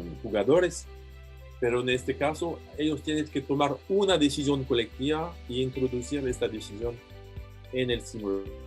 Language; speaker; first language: Spanish; non-native, fluent; French